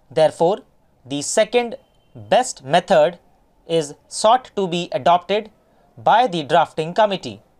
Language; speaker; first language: English; non-native, local second language; Hindi